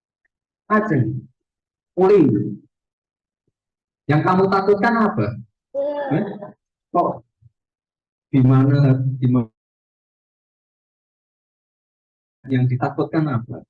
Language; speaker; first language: Indonesian; native; Indonesian